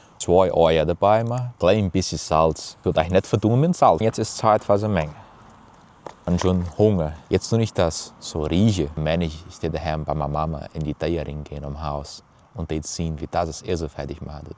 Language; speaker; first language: German; early bilingual, heritage; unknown